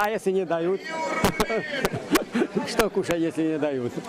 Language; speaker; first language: Russian; non-native, local second language; Hungarian